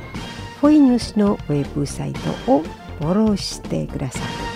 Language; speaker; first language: Japanese; non-native, fluent; Indonesian